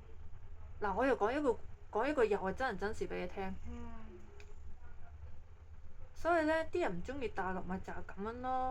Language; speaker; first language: Cantonese; native; Cantonese